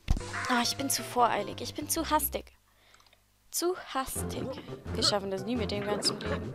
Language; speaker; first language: German; native; German